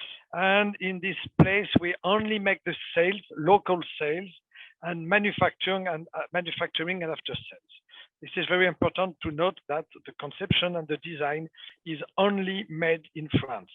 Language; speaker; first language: English; non-native, fluent; French